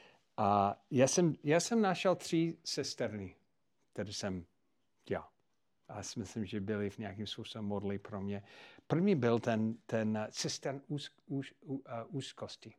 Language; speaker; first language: Czech; non-native, fluent; English